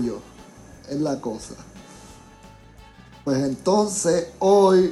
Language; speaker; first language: Spanish; native; Spanish